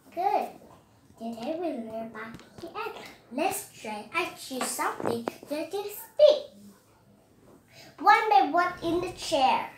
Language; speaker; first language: English; non-native, learner; Vietnamese